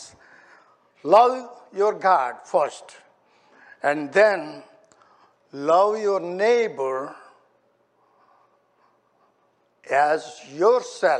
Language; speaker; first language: English; non-native, local second language; Telugu